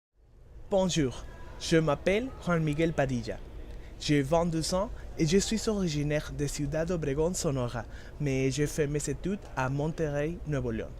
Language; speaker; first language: French; non-native, learner; Spanish